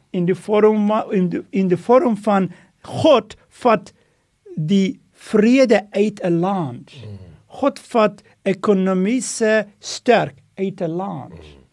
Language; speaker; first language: Afrikaans; non-native, fluent; Dutch